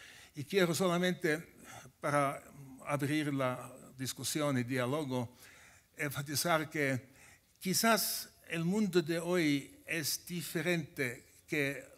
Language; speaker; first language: Spanish; non-native, fluent; Finnish